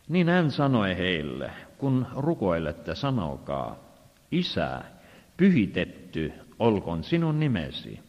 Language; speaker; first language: Finnish; non-native, fluent; Estonian